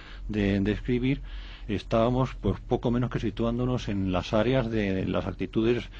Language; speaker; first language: Spanish; native; Spanish